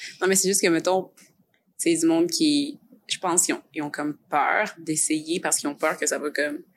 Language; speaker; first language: French; native; French